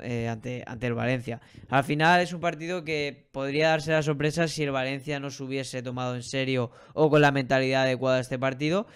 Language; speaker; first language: Spanish; native; Spanish